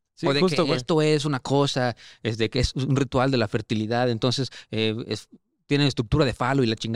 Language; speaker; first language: Spanish; native; Spanish